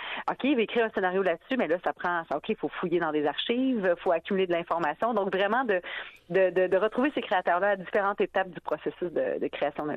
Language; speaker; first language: French; native; French